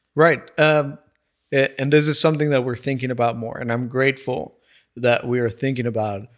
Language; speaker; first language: English; non-native, fluent; Spanish